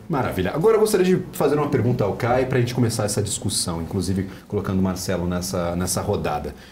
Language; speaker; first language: Portuguese; native; Portuguese